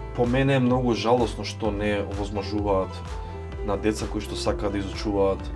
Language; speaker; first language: Macedonian; native; Macedonian